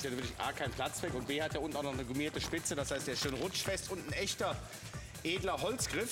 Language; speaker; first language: German; native; German